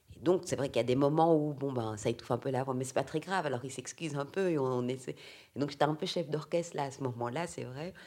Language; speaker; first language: French; native; French